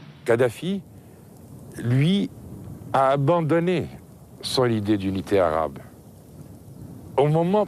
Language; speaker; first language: French; native; French